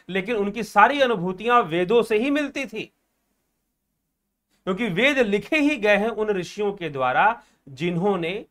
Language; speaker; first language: Hindi; native; Hindi